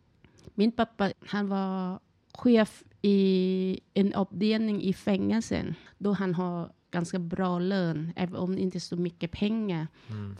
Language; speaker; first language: Swedish; non-native, learner; Thai